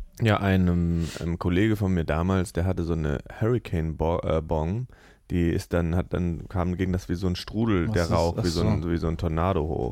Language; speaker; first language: German; native; German